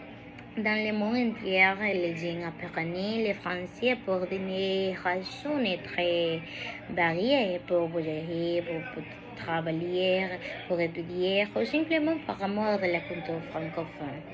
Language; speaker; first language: French; non-native, learner; Spanish